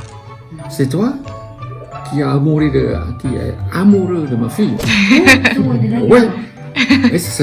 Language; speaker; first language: French; non-native, fluent; Khmer